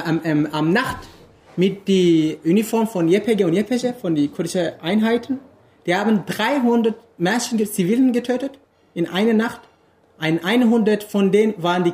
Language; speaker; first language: German; non-native, fluent; Kurdish